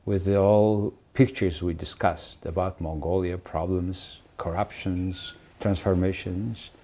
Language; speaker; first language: English; non-native, fluent; Mongolian